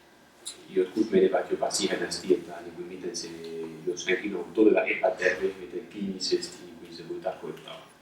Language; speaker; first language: Finnish; non-native, fluent; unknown